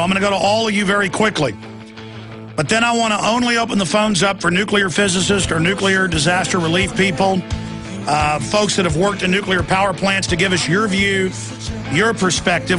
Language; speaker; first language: English; native; English